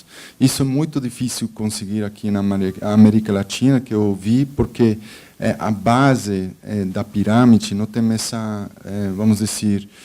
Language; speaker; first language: Portuguese; non-native, fluent; Spanish